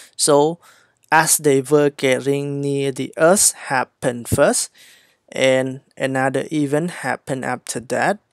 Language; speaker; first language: English; non-native, fluent; Khmer